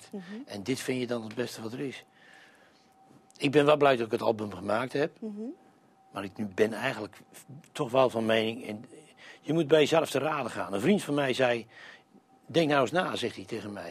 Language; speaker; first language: Dutch; native; Dutch